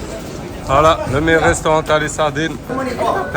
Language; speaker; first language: French; native; French